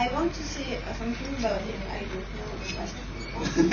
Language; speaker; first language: English; non-native, learner; French